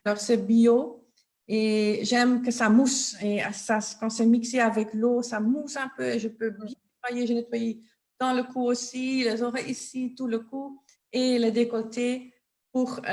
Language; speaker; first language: French; non-native, local second language; Dutch